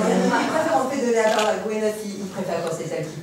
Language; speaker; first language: French; native; French